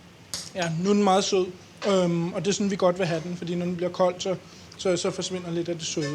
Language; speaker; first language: Danish; native; Danish